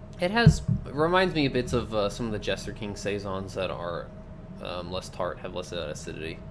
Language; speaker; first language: English; native; English